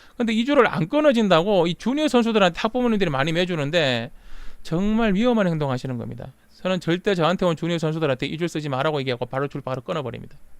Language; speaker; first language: Korean; native; Korean